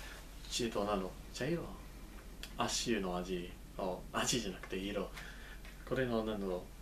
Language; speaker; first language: Japanese; non-native, learner; English